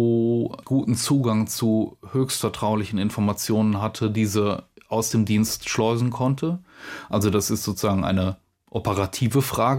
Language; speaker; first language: German; native; German